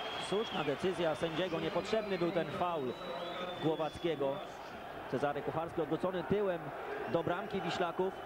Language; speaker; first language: Polish; native; Polish